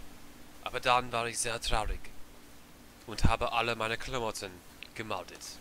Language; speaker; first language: German; non-native, learner; English